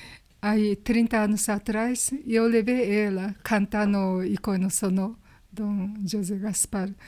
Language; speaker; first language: Portuguese; non-native, learner; Japanese